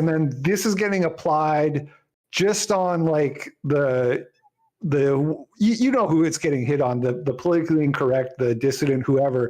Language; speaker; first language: English; native; English